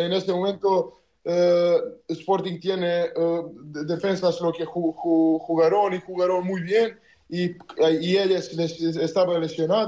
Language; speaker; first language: Spanish; non-native, learner; Serbian